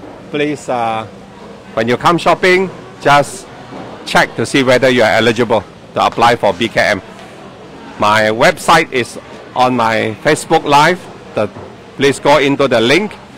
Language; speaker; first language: English; non-native, local second language; Chinese